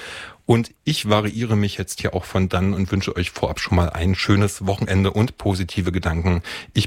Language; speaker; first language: German; native; German